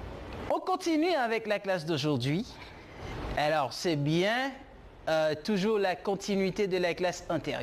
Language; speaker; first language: French; non-native, fluent; Spanish